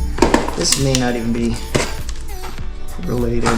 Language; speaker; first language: English; native; English